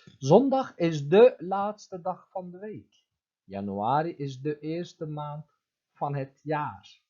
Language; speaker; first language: Dutch; non-native, fluent; Turkish